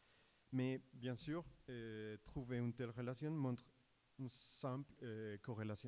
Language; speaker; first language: French; non-native, fluent; Spanish